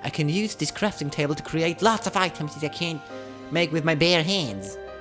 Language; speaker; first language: English; non-native, learner; German